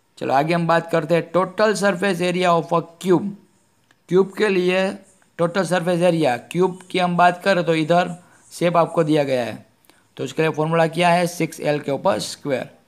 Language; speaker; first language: Hindi; non-native, local second language; Gujarati